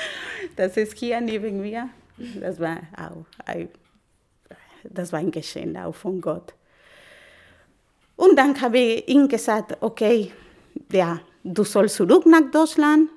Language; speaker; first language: German; non-native, learner; Spanish